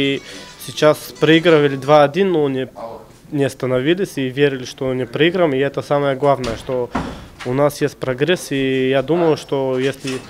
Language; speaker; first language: Russian; non-native, learner; Bulgarian